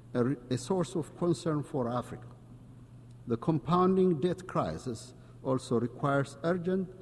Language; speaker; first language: English; non-native, local second language; Amharic